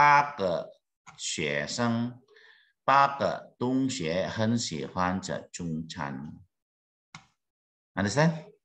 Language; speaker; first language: Chinese; non-native, fluent; Indonesian